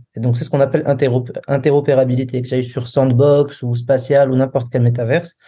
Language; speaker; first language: French; non-native, local second language; Arabic